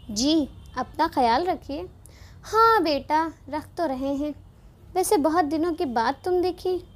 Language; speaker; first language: Hindi; native; Hindi